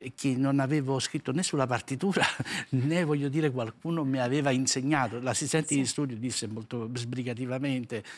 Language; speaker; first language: Italian; native; Italian